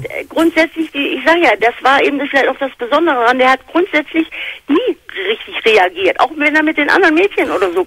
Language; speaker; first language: German; native; German